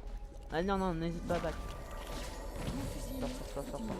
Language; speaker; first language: French; native; French